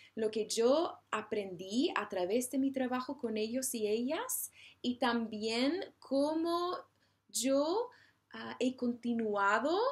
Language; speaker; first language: Spanish; non-native, fluent; English